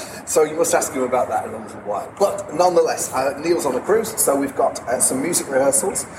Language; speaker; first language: English; native; English